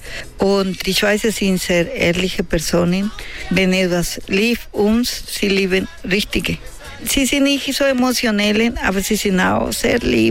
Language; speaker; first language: German; non-native, learner; Spanish